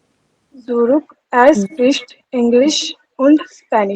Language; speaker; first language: German; non-native, learner; Hindi